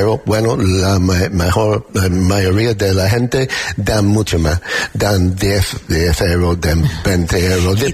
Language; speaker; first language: Spanish; non-native, learner; English